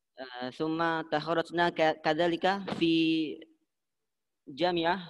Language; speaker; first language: Arabic; non-native, learner; Indonesian